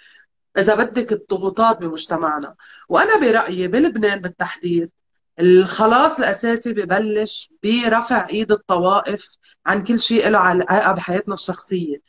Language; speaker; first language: Arabic; native; Arabic